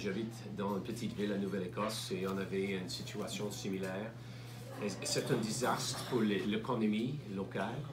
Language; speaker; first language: French; non-native, learner; English